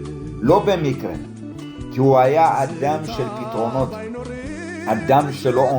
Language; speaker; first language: Hebrew; early bilingual, other home language; Amharic